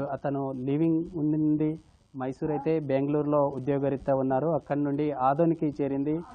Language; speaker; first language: Telugu; native; Telugu